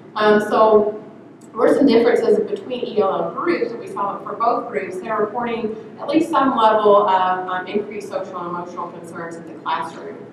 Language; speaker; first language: English; native; English